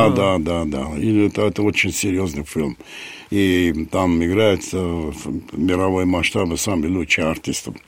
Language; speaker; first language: Russian; non-native, fluent; Armenian